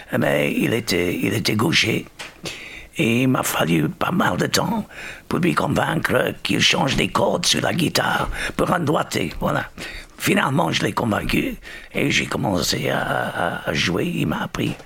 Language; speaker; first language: French; non-native, fluent; English